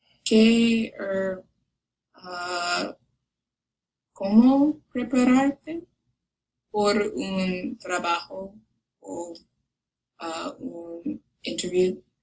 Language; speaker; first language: Spanish; non-native, learner; English